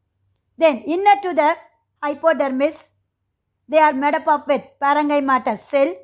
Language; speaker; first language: English; non-native, local second language; Tamil